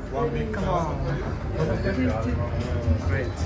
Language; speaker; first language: English; non-native, learner; Chinese